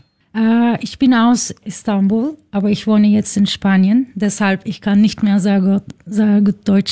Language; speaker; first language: German; non-native, learner; Turkish